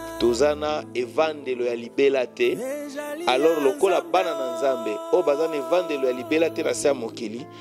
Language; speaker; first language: Lingala; non-native, local second language; Luba-Lulua